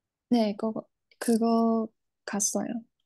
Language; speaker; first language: Korean; non-native, learner; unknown